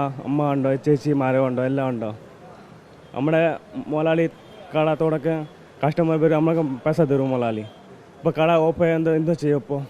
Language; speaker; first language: Malayalam; non-native, learner; Hindi